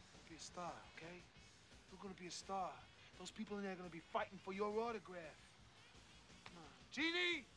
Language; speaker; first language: English; native; English